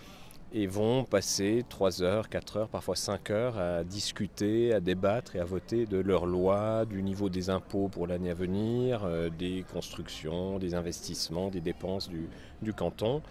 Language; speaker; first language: French; native; French